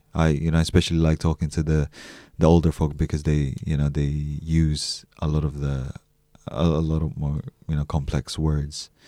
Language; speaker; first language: English; early bilingual, other home language; Chavacano